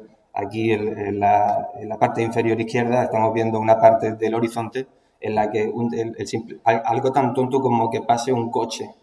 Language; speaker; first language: Spanish; native; Spanish